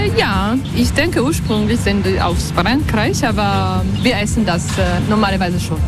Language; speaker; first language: German; non-native, local second language; Italian